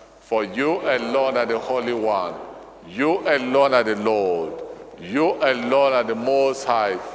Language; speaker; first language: English; non-native, local second language; Igbo